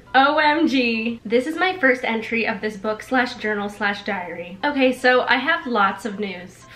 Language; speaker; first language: English; native; English